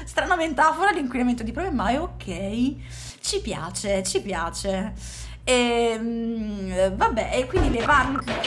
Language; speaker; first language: Italian; native; Italian